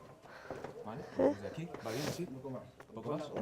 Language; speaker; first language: Spanish; native; Spanish